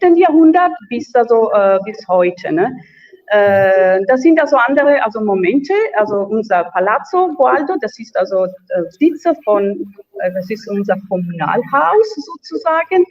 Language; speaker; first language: German; non-native, fluent; Italian